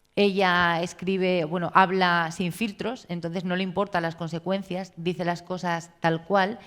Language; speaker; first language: Spanish; native; Spanish